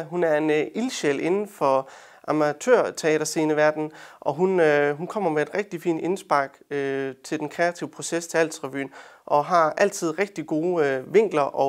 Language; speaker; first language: Danish; native; Danish